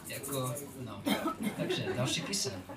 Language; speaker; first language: Czech; non-native, learner; English